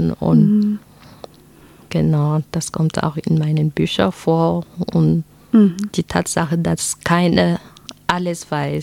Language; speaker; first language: German; non-native, fluent; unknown